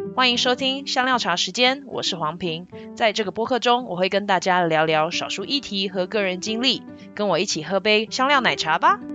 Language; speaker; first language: Chinese; native; Chinese